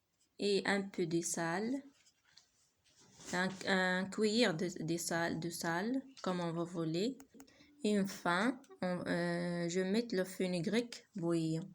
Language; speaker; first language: French; non-native, learner; Arabic